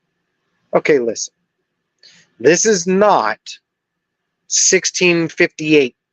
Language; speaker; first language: English; native; English